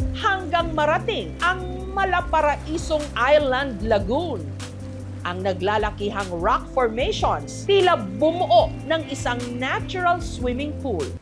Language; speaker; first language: Filipino; native; Filipino